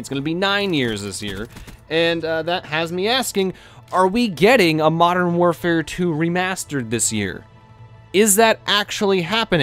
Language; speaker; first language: English; native; English